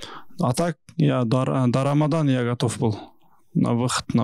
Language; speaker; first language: Russian; non-native, local second language; Kyrgyz